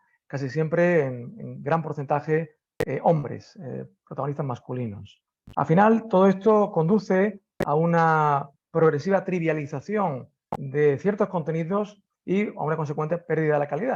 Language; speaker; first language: Spanish; native; Spanish